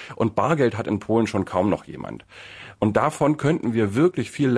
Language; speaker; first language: German; native; German